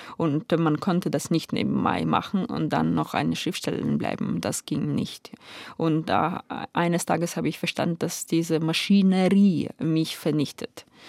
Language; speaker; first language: German; non-native, fluent; Ukrainian